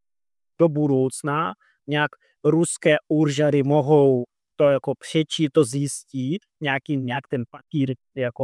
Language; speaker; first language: Czech; non-native, fluent; Russian